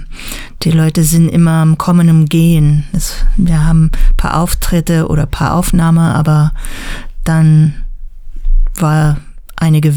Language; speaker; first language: German; non-native, learner; English